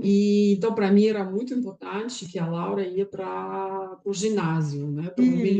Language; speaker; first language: Portuguese; non-native, fluent; Russian